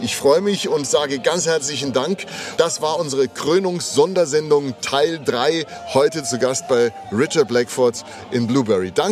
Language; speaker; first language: German; native; German